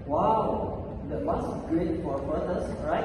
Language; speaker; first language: English; non-native, learner; Indonesian